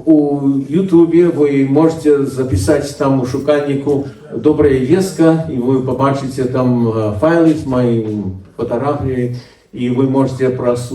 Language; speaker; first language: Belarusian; early bilingual, heritage; Belarusian